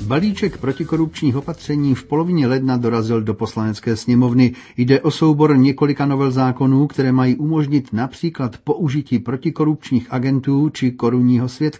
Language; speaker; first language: Czech; native; Czech